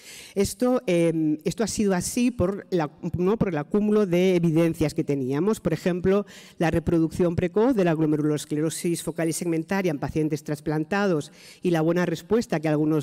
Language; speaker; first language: Spanish; native; Spanish